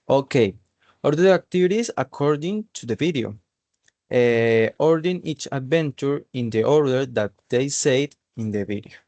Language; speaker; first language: English; non-native, learner; Spanish